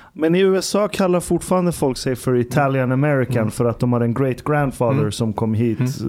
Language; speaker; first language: Swedish; early bilingual, other home language; Persian